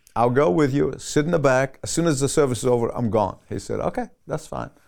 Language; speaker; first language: English; non-native, fluent; Arabic